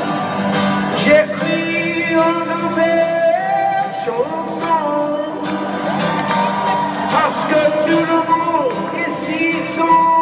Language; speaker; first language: French; non-native, learner; English